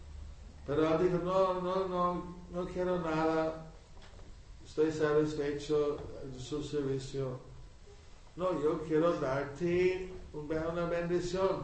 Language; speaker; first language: Spanish; non-native, learner; English